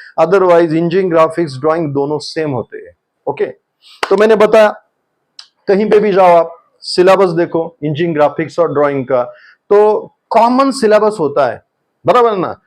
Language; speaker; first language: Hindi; non-native, local second language; Marathi